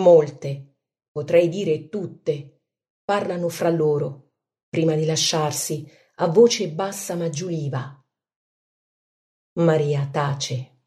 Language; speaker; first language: Italian; native; Italian